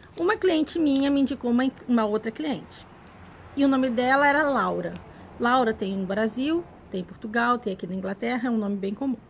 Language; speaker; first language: Portuguese; native; Portuguese